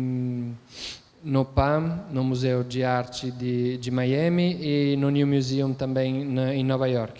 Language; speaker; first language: Portuguese; non-native, fluent; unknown